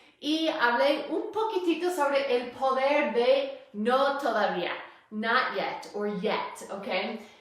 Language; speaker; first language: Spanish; non-native, fluent; English